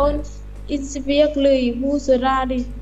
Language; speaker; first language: Russian; non-native, learner; Vietnamese